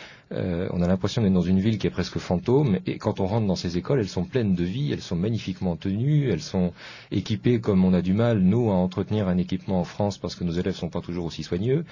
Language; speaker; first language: French; native; French